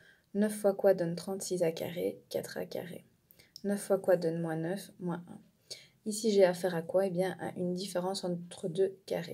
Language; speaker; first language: French; native; French